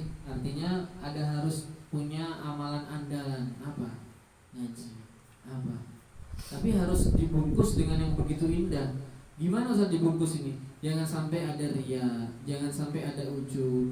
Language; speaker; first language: Indonesian; non-native, local second language; Javanese